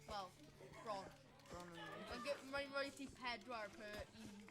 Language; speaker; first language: Welsh; non-native, local second language; English